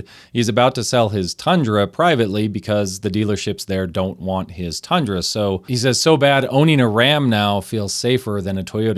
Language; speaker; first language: English; native; English